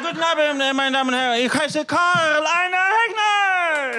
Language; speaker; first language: German; non-native, learner; Swedish